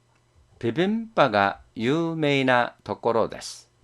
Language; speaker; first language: Japanese; non-native, fluent; Korean